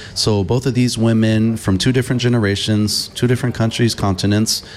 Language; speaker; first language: English; native; English